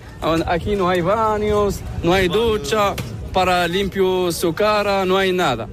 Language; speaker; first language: Spanish; non-native, learner; Arabic